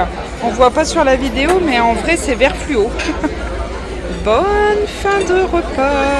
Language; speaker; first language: French; native; French